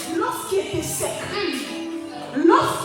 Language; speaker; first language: French; non-native, local second language; Lingala